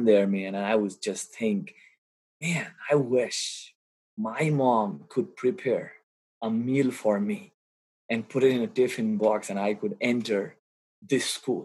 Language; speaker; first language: English; non-native, local second language; Bangla